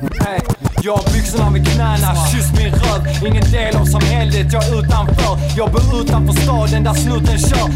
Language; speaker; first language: Swedish; native; Swedish